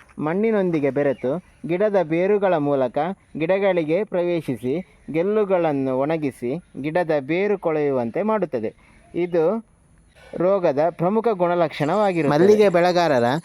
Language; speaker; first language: Kannada; non-native, local second language; Tulu